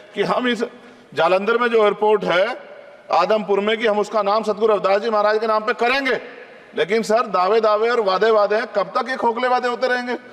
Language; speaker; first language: Hindi; native; Hindi